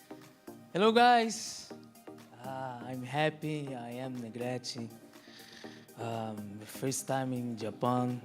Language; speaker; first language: English; non-native, learner; Portuguese